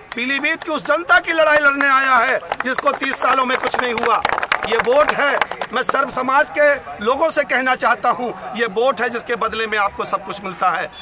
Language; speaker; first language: Hindi; native; Hindi